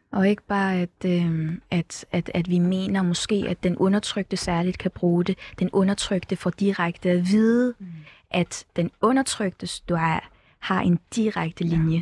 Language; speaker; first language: Danish; early bilingual, other home language; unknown